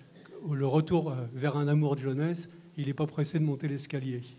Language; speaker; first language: French; native; French